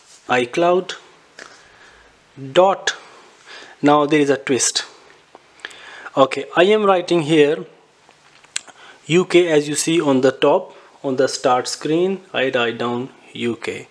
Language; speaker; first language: English; non-native, fluent; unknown